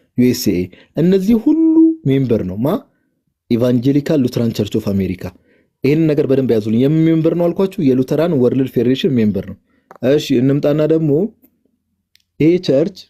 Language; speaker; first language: Amharic; native; Amharic